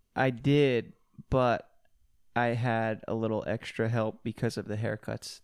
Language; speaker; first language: English; native; English